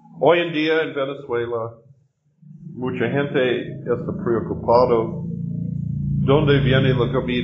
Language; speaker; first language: Spanish; non-native, learner; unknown